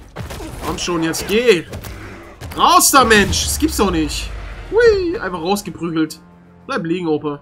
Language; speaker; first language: German; native; German